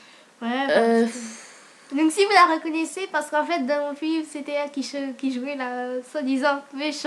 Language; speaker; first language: French; native; French